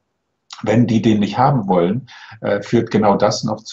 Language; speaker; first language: German; native; German